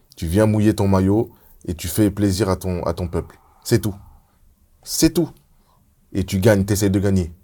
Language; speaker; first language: French; early bilingual, other home language; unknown